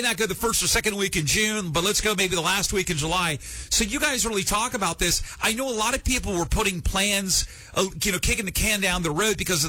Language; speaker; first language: English; native; English